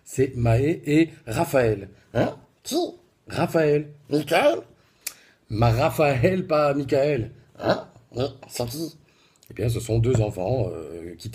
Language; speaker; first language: French; native; French